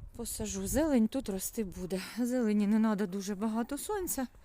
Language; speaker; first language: Ukrainian; non-native, local second language; Russian